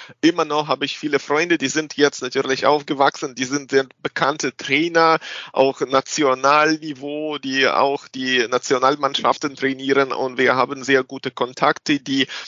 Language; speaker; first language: German; non-native, learner; Russian